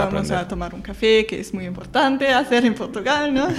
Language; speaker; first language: Spanish; non-native, fluent; German